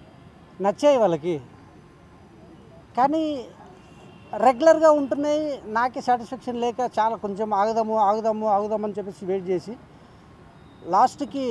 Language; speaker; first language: Telugu; native; Telugu